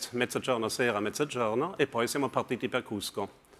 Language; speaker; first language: Italian; non-native, fluent; German